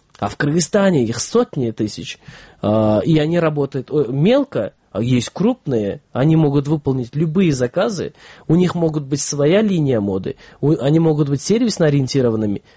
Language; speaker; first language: Russian; non-native, local second language; Kyrgyz